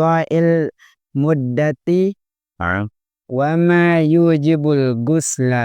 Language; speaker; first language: Arabic; non-native, learner; Indonesian